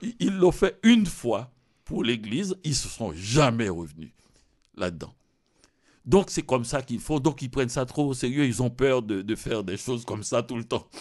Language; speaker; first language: French; non-native, local second language; Haitian Creole